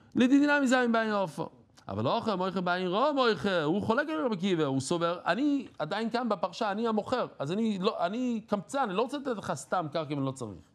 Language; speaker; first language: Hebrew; non-native, fluent; English